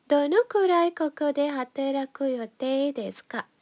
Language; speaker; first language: Japanese; non-native, fluent; Sinhala